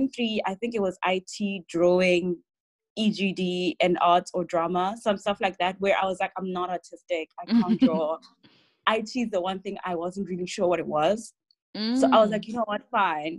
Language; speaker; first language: English; non-native, local second language; Tswana